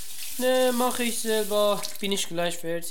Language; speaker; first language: German; non-native, learner; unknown